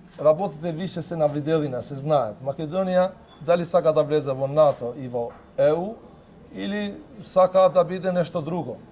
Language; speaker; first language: Macedonian; non-native, local second language; Albanian